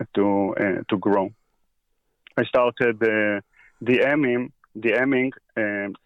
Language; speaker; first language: English; early bilingual, heritage; Hebrew